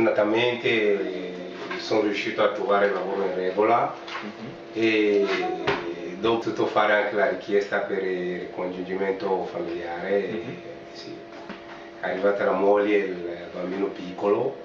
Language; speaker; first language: Italian; non-native, fluent; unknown